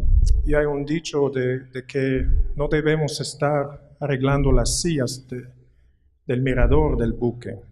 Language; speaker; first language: Spanish; non-native, fluent; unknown